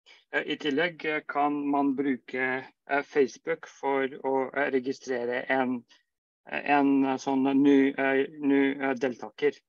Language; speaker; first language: Norwegian; non-native, fluent; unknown